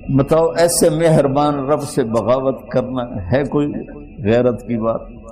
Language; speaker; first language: Urdu; non-native, local second language; Punjabi